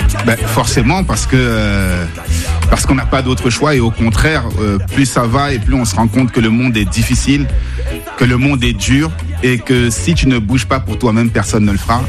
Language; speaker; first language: French; native; French